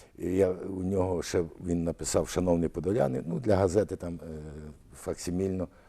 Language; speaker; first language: Ukrainian; early bilingual, other home language; Russian